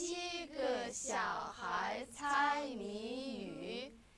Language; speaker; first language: Chinese; non-native, fluent; Kyrgyz